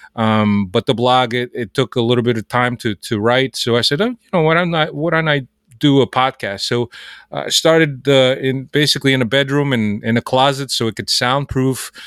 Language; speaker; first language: English; early bilingual, other home language; Portuguese